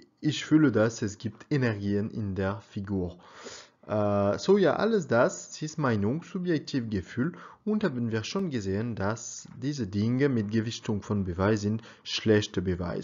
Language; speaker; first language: German; non-native, learner; French